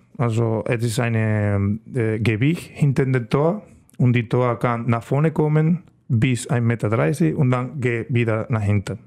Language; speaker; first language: German; non-native, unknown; Spanish